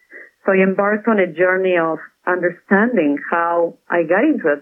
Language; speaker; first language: English; non-native, fluent; Spanish